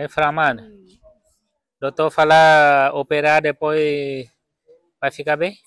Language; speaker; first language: Portuguese; non-native, learner; Vietnamese